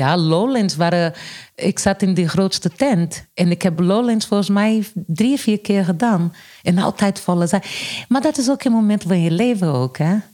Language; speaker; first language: Dutch; non-native, fluent; Portuguese